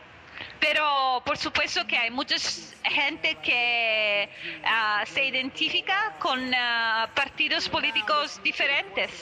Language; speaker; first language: Spanish; non-native, fluent; Italian